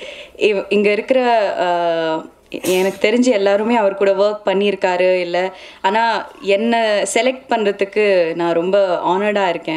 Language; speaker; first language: Tamil; non-native, local second language; Malayalam